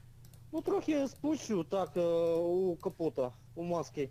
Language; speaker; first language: Polish; non-native, learner; Russian